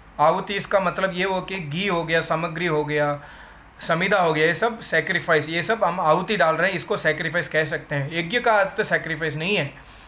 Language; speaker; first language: Hindi; non-native, local second language; Tamil